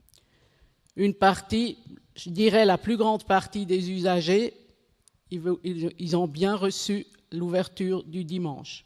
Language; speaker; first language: French; non-native, local second language; German